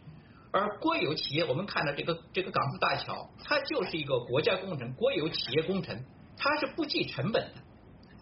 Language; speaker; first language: Chinese; native; Chinese